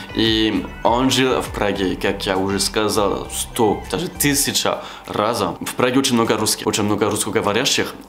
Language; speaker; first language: Russian; non-native, fluent; French